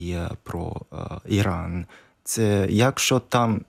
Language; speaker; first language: Ukrainian; non-native, learner; Japanese